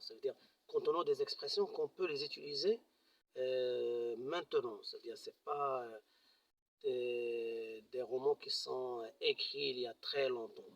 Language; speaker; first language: French; non-native, local second language; Arabic